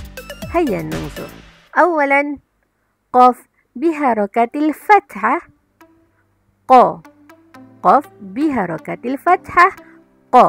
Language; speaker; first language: Arabic; non-native, fluent; Malay